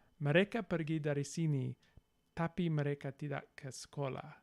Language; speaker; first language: Indonesian; non-native, learner; English